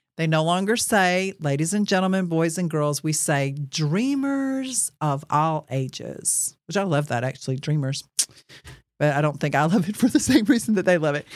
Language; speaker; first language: English; native; English